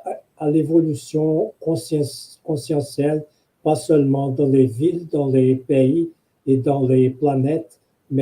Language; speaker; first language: French; non-native, fluent; Portuguese